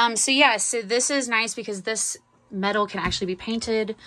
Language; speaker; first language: English; native; English